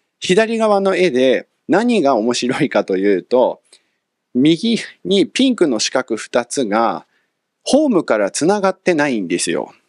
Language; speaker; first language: Japanese; early bilingual, other home language; English